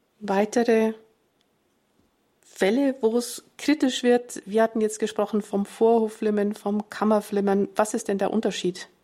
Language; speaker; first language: German; native; German